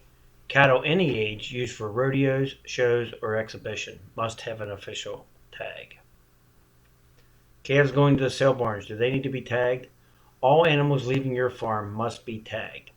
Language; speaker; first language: English; native; English